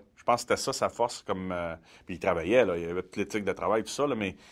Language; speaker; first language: French; native; French